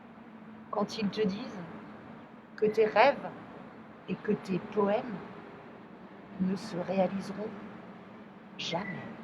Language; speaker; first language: French; native; French